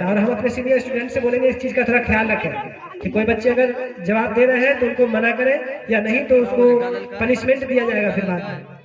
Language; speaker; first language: Hindi; native; Hindi